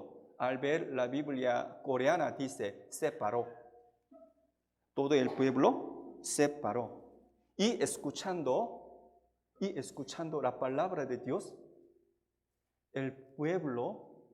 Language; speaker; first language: Spanish; non-native, fluent; Korean